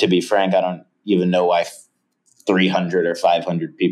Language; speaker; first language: English; native; English